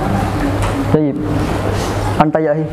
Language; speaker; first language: Arabic; non-native, learner; Indonesian